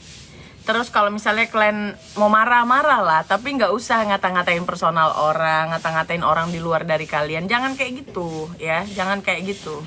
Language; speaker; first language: Indonesian; native; Indonesian